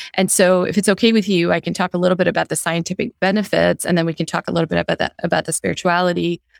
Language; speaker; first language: English; early bilingual, other home language; Hindi